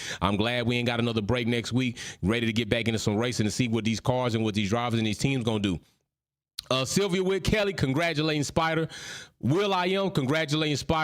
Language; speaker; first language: English; native; English